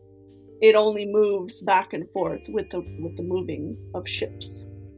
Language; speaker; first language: English; native; English